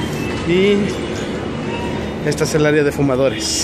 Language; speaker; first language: Spanish; native; Spanish